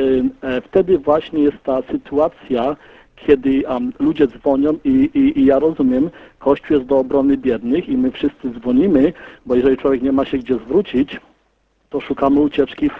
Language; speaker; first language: Polish; early bilingual, heritage; Polish